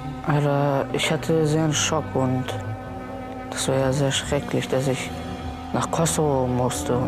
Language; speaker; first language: German; early bilingual, other home language; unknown